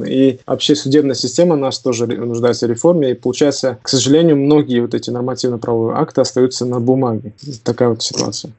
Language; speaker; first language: Russian; non-native, local second language; Tajik